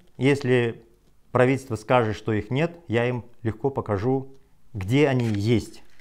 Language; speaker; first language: Russian; non-native, local second language; Kazakh